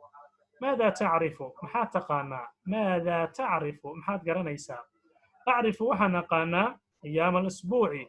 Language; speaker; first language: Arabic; non-native, fluent; Somali